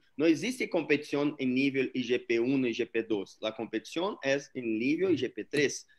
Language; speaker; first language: Spanish; non-native, learner; Portuguese